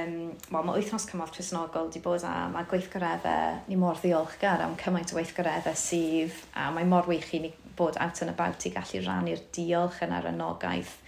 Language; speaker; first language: Welsh; native; Welsh